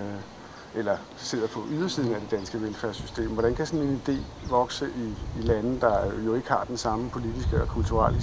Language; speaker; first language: Danish; native; Danish